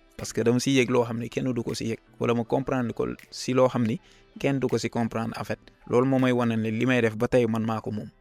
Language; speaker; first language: Wolof; native; Wolof